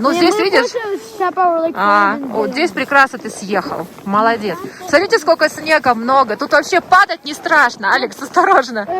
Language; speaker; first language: Russian; native; Russian